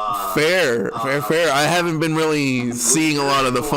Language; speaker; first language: English; native; English